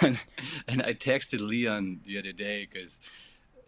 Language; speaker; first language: English; native; English